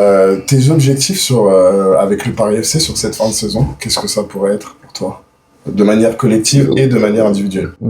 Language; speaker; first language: French; native; French